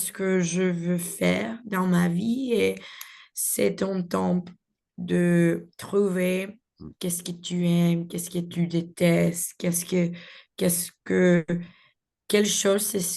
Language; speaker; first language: French; non-native, learner; Spanish